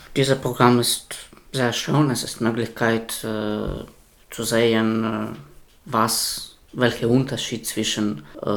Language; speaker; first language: German; non-native, learner; Russian